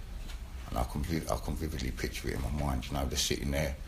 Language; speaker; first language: English; native; English